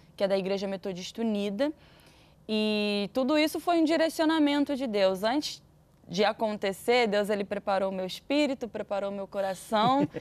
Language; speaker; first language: Portuguese; native; Portuguese